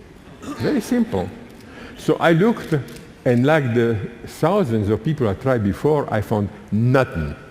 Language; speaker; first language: English; non-native, fluent; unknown